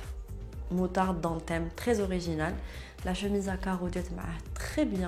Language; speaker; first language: French; non-native, local second language; Arabic